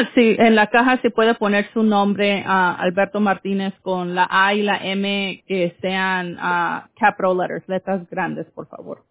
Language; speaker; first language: Spanish; early bilingual, heritage; Spanish